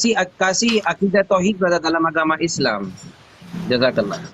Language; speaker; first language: Indonesian; non-native, learner; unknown